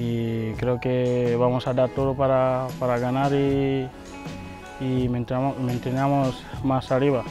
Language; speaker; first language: Spanish; non-native, learner; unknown